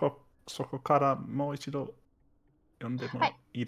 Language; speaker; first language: Japanese; non-native, fluent; Danish